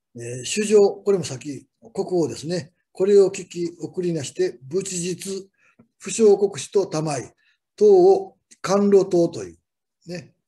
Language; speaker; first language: Japanese; native; Japanese